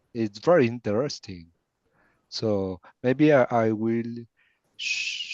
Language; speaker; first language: English; non-native, learner; Spanish